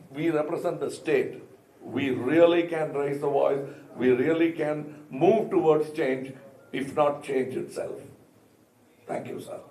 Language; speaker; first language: English; non-native, local second language; Tamil